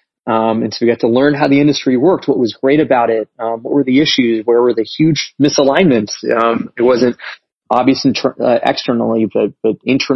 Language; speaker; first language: English; native; English